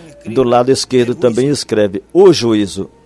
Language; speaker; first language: Portuguese; native; Portuguese